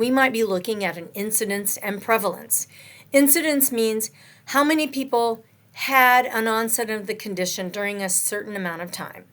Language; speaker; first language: English; native; English